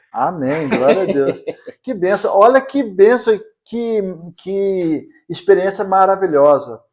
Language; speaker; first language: Portuguese; native; Portuguese